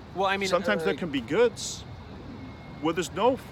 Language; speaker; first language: English; native; English